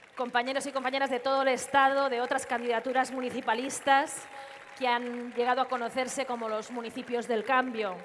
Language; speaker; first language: Spanish; native; Spanish